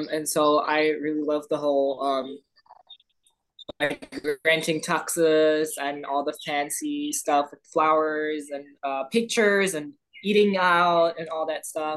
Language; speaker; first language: English; non-native, fluent; German